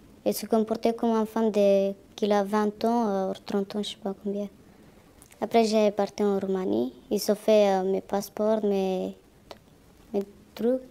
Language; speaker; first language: French; non-native, learner; Romanian